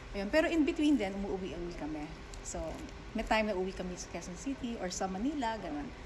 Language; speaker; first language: Filipino; native; Filipino